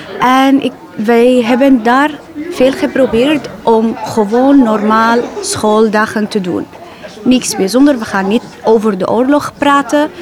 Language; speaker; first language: Dutch; non-native, learner; Arabic